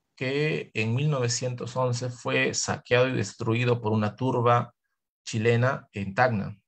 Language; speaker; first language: Spanish; native; Spanish